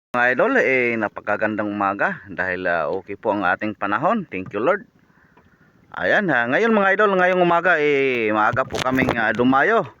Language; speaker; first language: Filipino; non-native, local second language; Cebuano